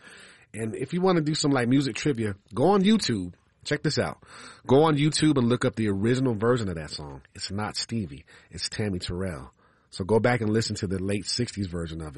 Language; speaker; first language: English; native; English